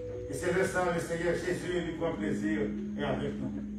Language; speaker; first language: French; native; French